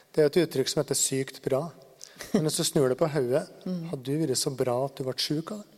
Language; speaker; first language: Norwegian; native; Norwegian